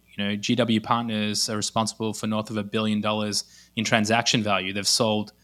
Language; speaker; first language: English; native; English